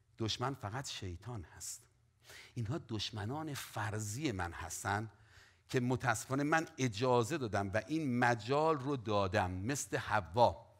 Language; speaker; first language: Persian; native; Persian